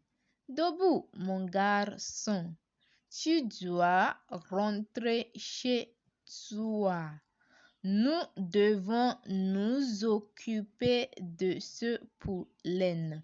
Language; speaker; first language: French; non-native, learner; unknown